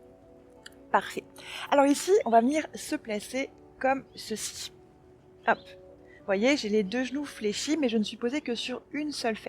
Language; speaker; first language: French; native; French